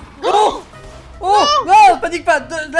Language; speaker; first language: French; native; French